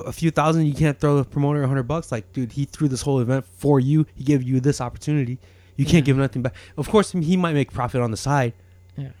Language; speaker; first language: English; native; English